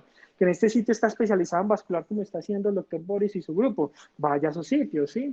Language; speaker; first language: Spanish; native; Spanish